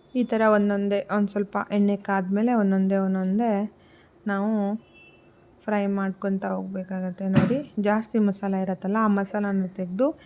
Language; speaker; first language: Kannada; non-native, local second language; Konkani